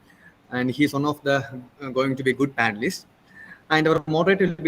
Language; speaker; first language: English; non-native, local second language; Malayalam